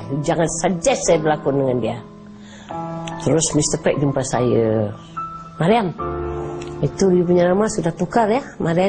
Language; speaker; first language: Malay; native; Malay